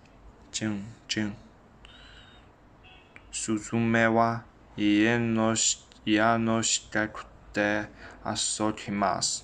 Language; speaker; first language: Japanese; non-native, learner; Chinese